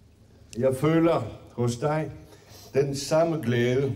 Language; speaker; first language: Danish; non-native, fluent; French